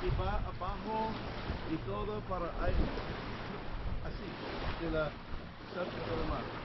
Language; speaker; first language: Spanish; non-native, learner; English